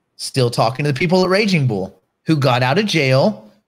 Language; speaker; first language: English; native; English